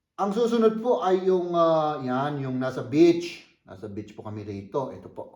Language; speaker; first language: Filipino; non-native, fluent; German